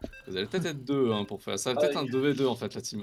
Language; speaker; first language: French; native; French